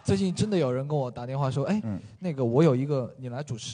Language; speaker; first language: Chinese; native; Chinese